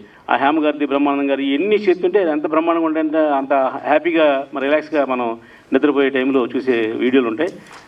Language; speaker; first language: Telugu; native; Telugu